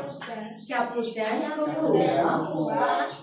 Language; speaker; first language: Japanese; non-native, learner; Burmese